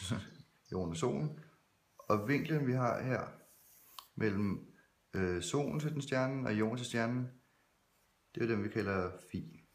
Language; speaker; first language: Danish; native; Danish